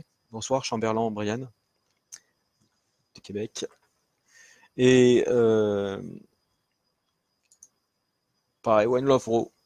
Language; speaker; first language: French; native; French